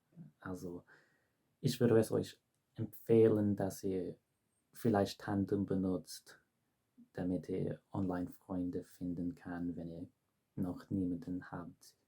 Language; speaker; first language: German; non-native, fluent; English